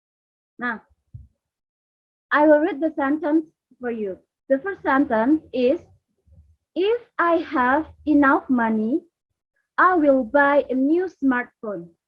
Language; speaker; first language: English; non-native, learner; Indonesian